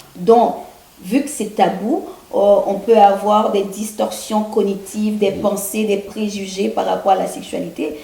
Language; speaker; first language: French; non-native, local second language; Haitian Creole